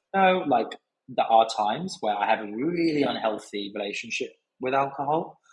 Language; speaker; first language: English; native; English